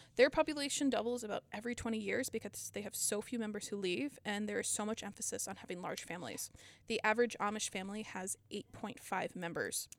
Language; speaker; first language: English; native; English